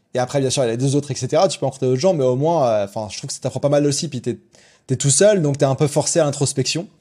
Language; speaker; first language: French; native; French